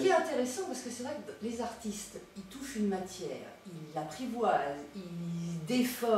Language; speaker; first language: French; native; French